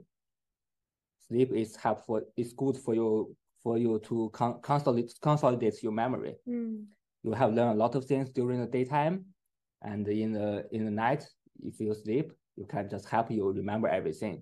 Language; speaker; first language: English; non-native, fluent; Chinese